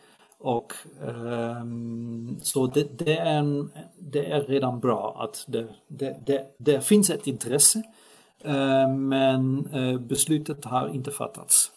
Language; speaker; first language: Swedish; non-native, fluent; Dutch